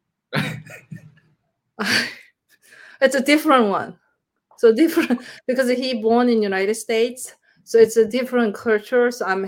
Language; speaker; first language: English; non-native, learner; Korean